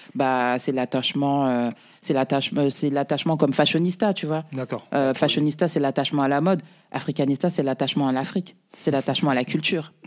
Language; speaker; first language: French; native; French